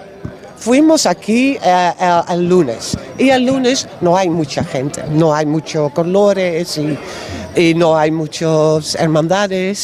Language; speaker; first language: Spanish; non-native, learner; Dutch